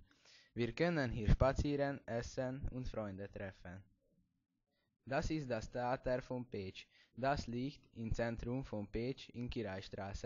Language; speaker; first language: German; non-native, learner; Hungarian